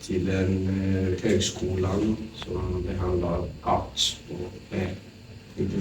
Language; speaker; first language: Swedish; non-native, fluent; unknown